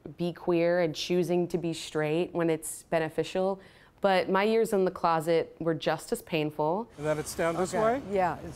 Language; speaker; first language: English; native; English